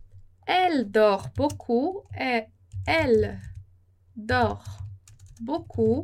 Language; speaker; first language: French; non-native, fluent; Portuguese